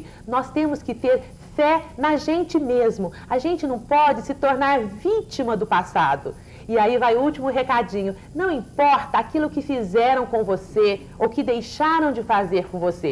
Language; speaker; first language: Portuguese; native; Portuguese